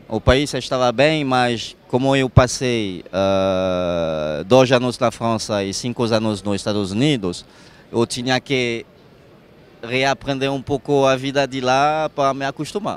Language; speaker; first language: Portuguese; non-native, fluent; French